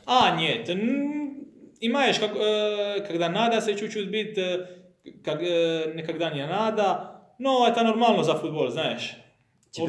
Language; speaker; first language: Russian; non-native, learner; Croatian